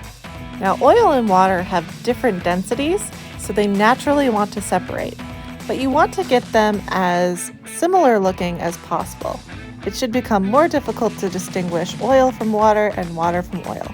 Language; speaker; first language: English; native; English